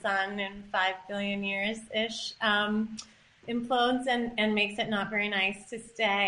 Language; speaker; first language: English; native; English